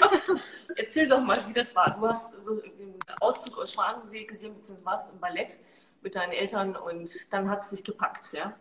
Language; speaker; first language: German; native; German